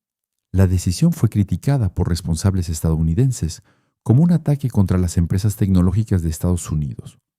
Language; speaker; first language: Spanish; non-native, fluent; French